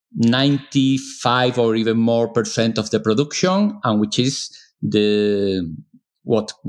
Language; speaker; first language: English; non-native, fluent; Spanish